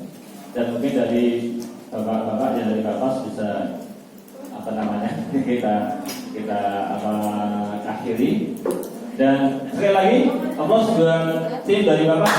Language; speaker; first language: Indonesian; native; Indonesian